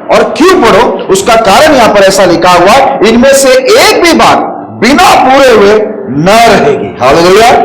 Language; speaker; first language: Hindi; non-native, local second language; Marathi